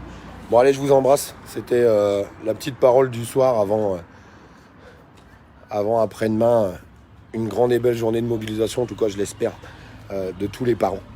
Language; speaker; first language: French; native; French